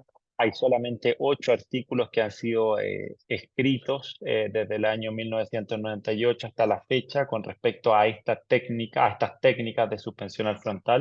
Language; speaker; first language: Spanish; native; Spanish